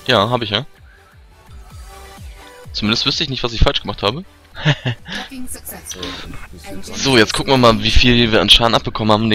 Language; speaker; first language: German; native; German